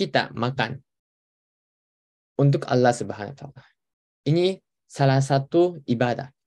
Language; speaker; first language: Indonesian; non-native, fluent; Japanese